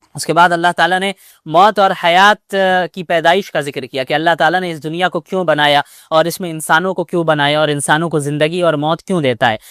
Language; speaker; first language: Urdu; native; Urdu